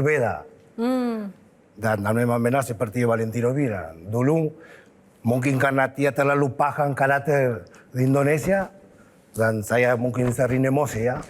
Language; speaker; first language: Indonesian; non-native, fluent; Spanish